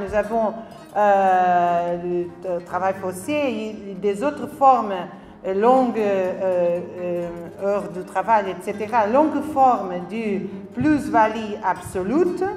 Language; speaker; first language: French; non-native, learner; Spanish